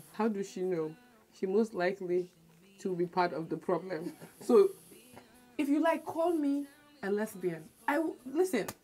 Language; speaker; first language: English; non-native, local second language; Wolof